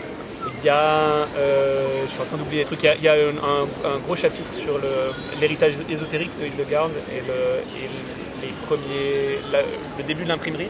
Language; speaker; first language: French; native; French